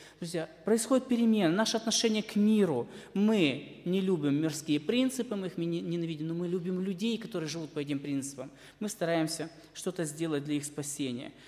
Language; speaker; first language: Russian; native; Russian